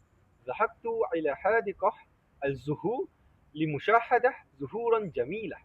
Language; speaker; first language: Arabic; non-native, learner; Malay